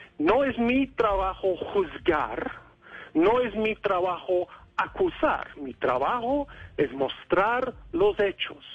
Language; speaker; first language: Spanish; non-native, fluent; English